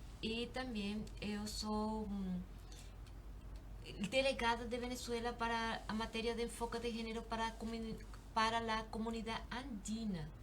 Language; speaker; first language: Portuguese; non-native, learner; Spanish